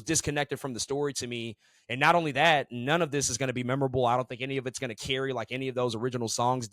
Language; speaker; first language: English; native; English